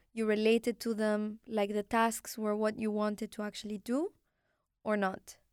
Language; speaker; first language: English; non-native, fluent; Arabic